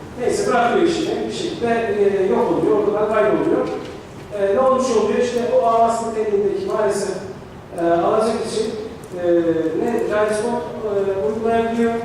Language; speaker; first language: Turkish; native; Turkish